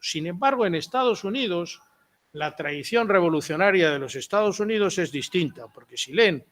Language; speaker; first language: Spanish; native; Spanish